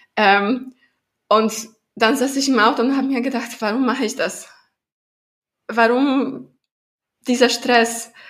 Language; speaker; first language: German; non-native, fluent; Polish